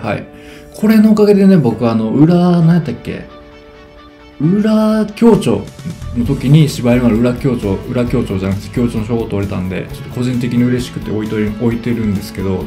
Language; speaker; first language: Japanese; native; Japanese